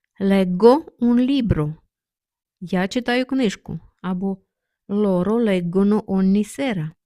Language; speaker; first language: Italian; non-native, fluent; Ukrainian